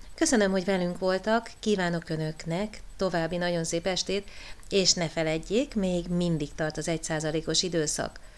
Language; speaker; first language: Hungarian; native; Hungarian